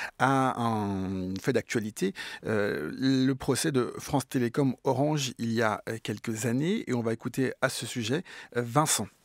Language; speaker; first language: French; native; French